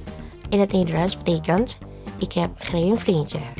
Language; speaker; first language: Dutch; non-native, learner; Indonesian